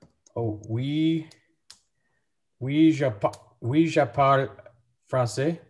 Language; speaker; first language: French; non-native, learner; English